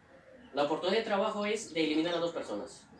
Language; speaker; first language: Spanish; native; Spanish